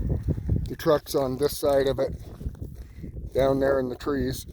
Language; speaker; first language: English; native; English